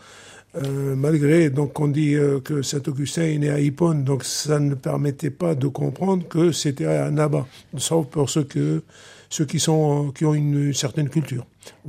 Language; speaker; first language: French; non-native, local second language; Arabic